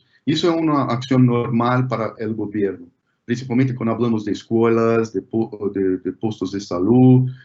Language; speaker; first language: Spanish; non-native, fluent; Portuguese